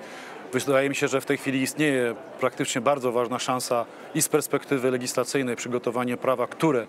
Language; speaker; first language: Polish; native; Polish